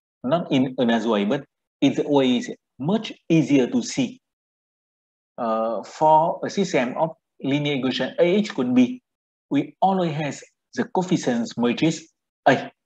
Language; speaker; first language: English; non-native, fluent; Vietnamese